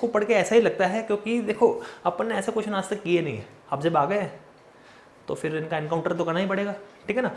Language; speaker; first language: Hindi; native; Hindi